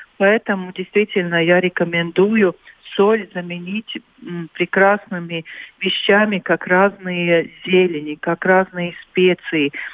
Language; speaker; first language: Russian; non-native, local second language; Latvian